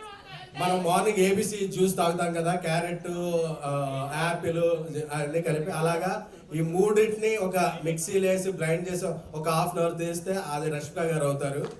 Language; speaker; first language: Telugu; native; Telugu